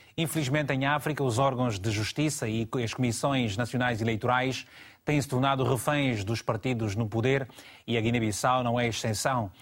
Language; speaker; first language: Portuguese; native; Portuguese